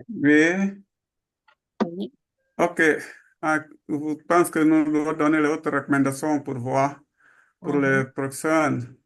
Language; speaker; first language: French; non-native, learner; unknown